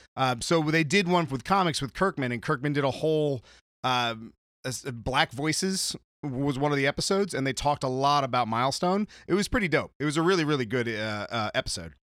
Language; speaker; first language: English; native; English